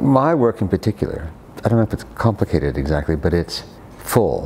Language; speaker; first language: English; native; English